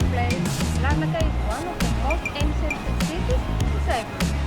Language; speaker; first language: English; non-native, learner; Greek